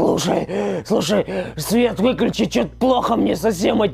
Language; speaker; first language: Russian; native; Russian